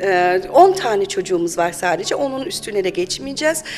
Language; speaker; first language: Turkish; early bilingual, heritage; German